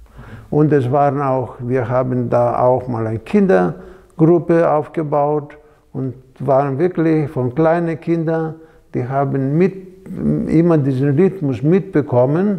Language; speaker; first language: German; non-native, fluent; Greek